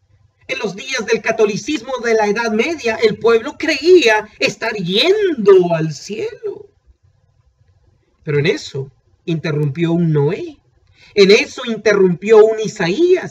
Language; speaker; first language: Spanish; native; Spanish